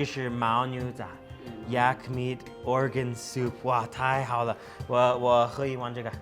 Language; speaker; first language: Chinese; non-native, learner; English